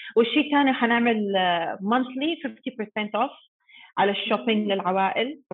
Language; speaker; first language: Arabic; non-native, fluent; English